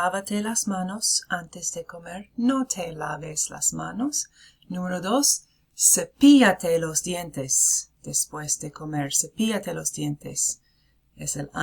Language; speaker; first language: Spanish; non-native, fluent; English